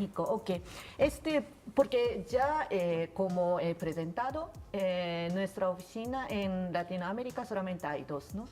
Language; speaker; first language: Spanish; non-native, learner; Japanese